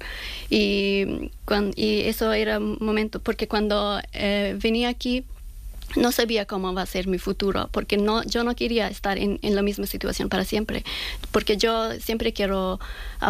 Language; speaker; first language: Spanish; non-native, learner; Persian